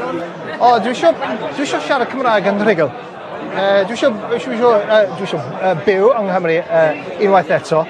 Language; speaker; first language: Welsh; non-native, learner; English